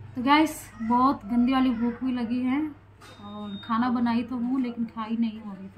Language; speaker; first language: Hindi; native; Hindi